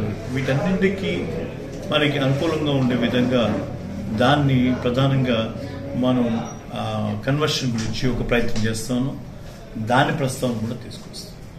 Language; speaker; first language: Telugu; native; Telugu